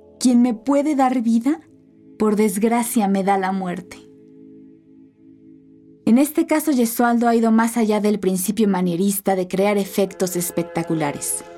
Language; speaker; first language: Spanish; native; Spanish